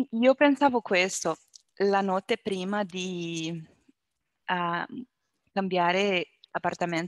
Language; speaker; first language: Italian; non-native, learner; Portuguese